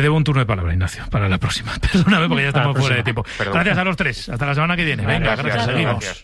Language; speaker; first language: Spanish; native; Spanish